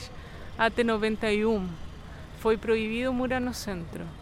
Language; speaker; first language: Portuguese; non-native, fluent; Spanish